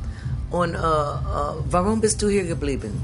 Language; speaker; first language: German; non-native, fluent; English